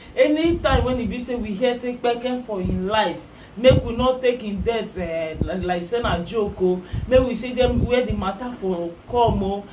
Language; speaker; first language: Nigerian Pidgin; native; Nigerian Pidgin